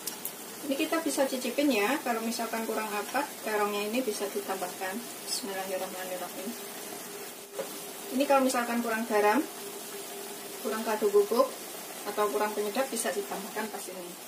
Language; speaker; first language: Indonesian; native; Indonesian